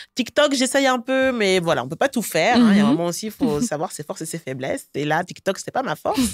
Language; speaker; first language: French; native; French